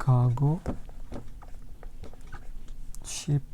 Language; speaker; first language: Korean; non-native, learner; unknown